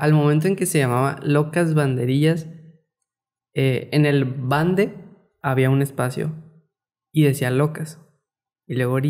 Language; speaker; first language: Spanish; native; Spanish